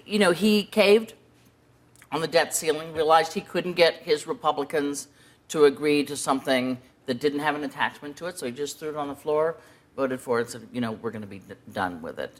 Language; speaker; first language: English; native; English